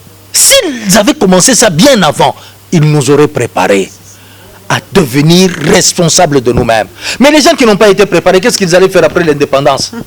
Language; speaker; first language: French; non-native, local second language; Lingala